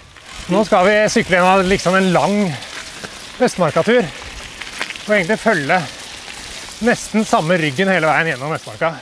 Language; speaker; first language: Norwegian; native; Norwegian